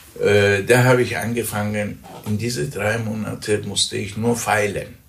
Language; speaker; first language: German; early bilingual, other home language; Persian